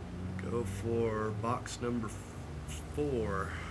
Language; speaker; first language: English; native; English